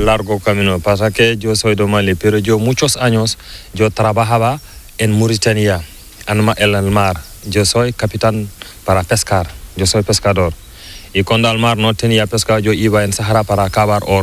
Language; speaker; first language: Spanish; non-native, learner; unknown